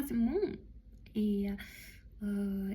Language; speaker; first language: French; non-native, learner; Chinese